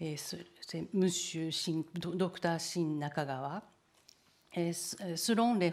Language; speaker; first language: French; non-native, learner; Japanese